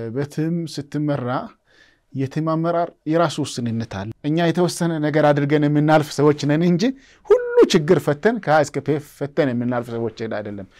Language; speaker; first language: Amharic; non-native, local second language; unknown